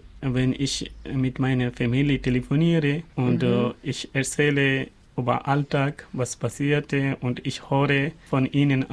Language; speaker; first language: German; non-native, learner; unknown